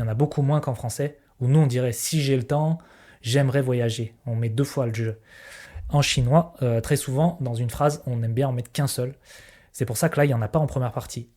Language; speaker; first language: French; native; French